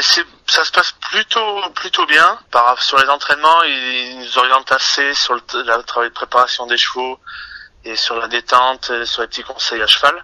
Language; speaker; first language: French; native; French